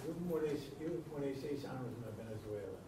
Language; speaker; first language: Portuguese; non-native, fluent; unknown